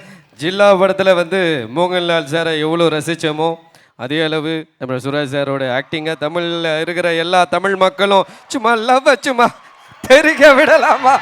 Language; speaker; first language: Tamil; native; Tamil